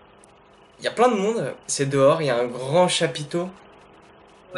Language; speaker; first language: French; native; French